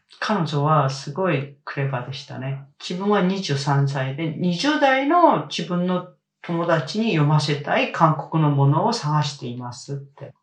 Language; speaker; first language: Japanese; non-native, fluent; Korean